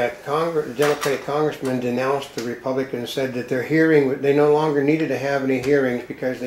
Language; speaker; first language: English; native; English